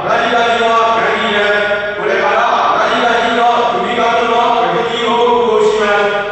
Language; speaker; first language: Japanese; non-native, learner; Burmese